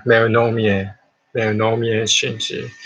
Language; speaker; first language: Portuguese; non-native, learner; Japanese